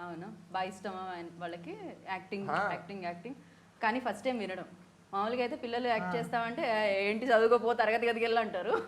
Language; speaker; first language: Telugu; native; Telugu